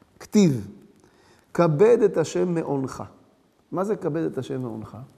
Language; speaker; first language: Hebrew; early bilingual, other home language; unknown